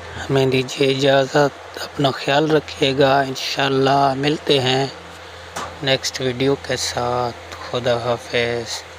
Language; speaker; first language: Urdu; non-native, local second language; Baluchi